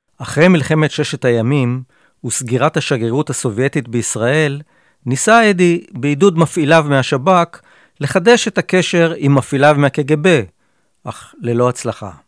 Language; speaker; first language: Hebrew; native; Hebrew